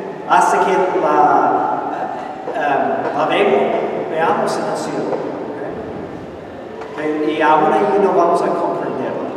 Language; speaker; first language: Spanish; non-native, fluent; English